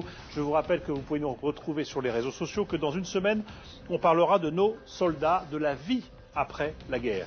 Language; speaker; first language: French; native; French